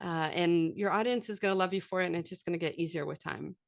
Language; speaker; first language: English; native; English